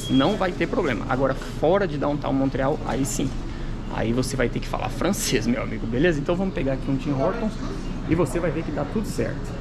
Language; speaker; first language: Portuguese; native; Portuguese